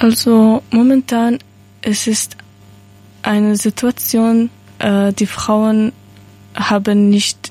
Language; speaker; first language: German; non-native, learner; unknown